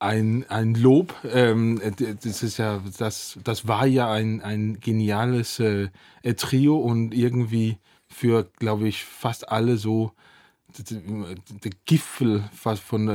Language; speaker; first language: German; non-native, fluent; Danish